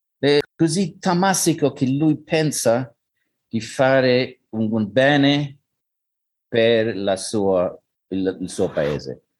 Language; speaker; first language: Italian; non-native, learner; English